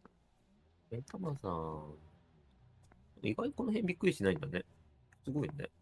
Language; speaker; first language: Japanese; native; Japanese